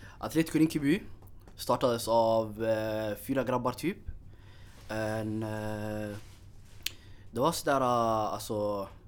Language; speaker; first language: Swedish; early bilingual, other home language; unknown